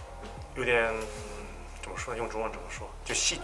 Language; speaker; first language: Chinese; non-native, local second language; Korean